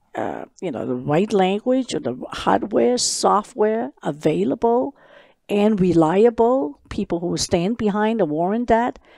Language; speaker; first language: English; non-native, local second language; Cantonese